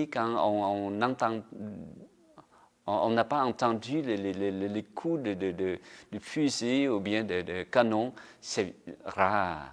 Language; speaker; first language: French; non-native, fluent; Vietnamese